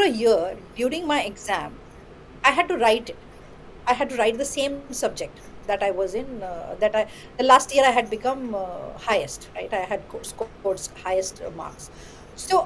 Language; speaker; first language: English; non-native, local second language; Bangla